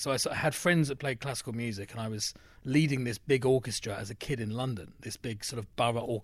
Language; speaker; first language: English; native; English